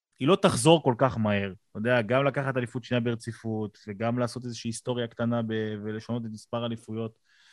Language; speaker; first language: Hebrew; native; Hebrew